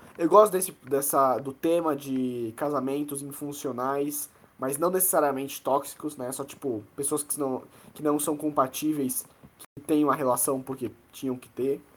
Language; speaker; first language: Portuguese; native; Portuguese